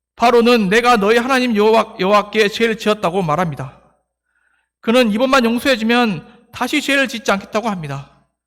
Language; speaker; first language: Korean; native; Korean